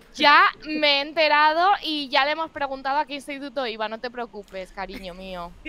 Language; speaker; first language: Spanish; native; Spanish